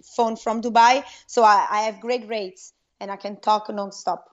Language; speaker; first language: English; non-native, fluent; Italian